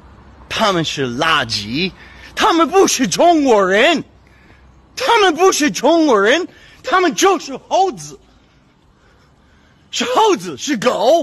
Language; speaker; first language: Chinese; non-native, learner; English